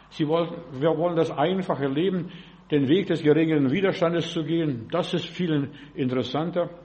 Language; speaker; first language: German; early bilingual, other home language; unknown